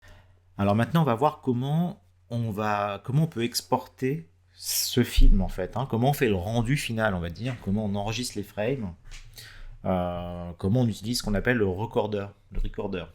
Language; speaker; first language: French; native; French